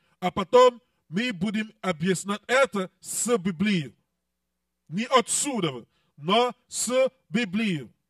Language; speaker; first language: Russian; non-native, learner; English